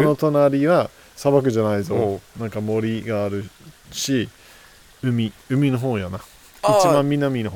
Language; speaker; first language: Japanese; non-native, fluent; English